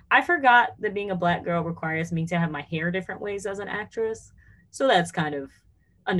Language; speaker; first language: English; native; English